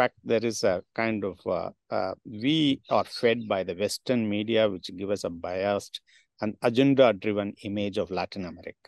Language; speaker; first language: English; non-native, local second language; Tamil